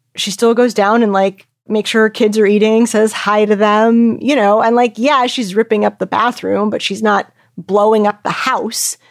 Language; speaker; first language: English; native; English